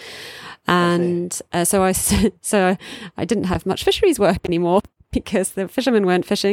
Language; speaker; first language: English; native; English